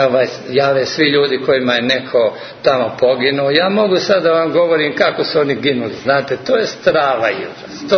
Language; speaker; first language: Serbian; native; Serbian